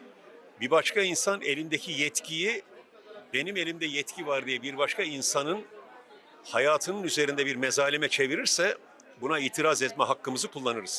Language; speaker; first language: Turkish; native; Turkish